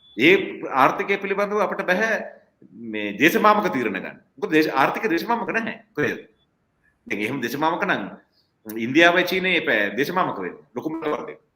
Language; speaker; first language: Sinhala; non-native, local second language; Tamil